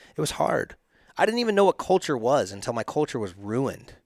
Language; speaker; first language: English; native; English